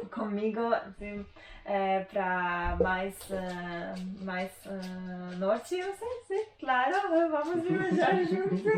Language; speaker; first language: Portuguese; non-native, learner; Polish